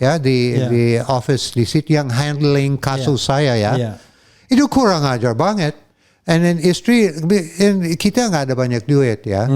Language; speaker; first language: Indonesian; non-native, fluent; English